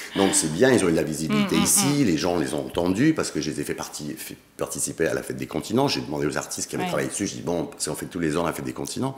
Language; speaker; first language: French; native; French